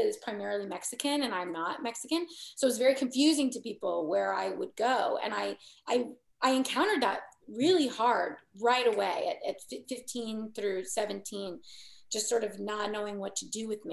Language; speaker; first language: English; native; English